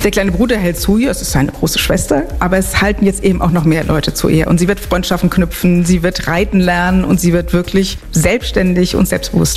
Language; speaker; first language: German; native; German